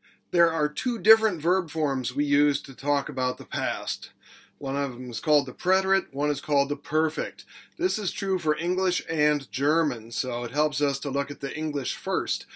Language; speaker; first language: English; native; English